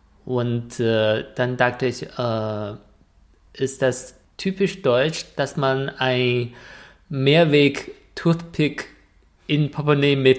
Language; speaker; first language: German; non-native, fluent; Chinese